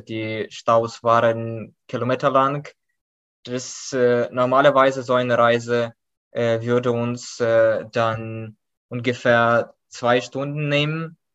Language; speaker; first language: German; non-native, fluent; Ukrainian